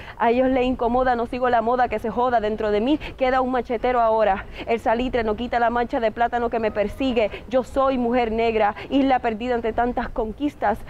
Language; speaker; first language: Spanish; native; Spanish